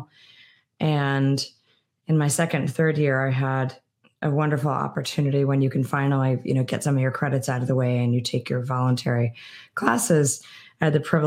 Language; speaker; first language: English; native; English